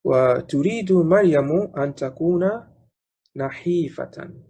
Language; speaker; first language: Arabic; non-native, fluent; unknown